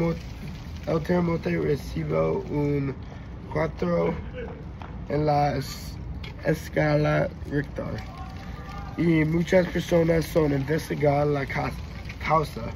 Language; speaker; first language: Spanish; non-native, learner; English